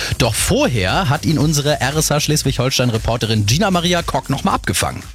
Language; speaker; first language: German; native; German